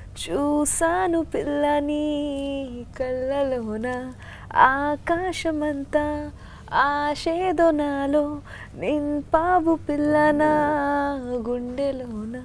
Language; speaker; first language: Telugu; non-native, learner; Bangla